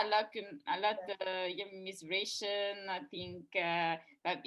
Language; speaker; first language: English; non-native, fluent; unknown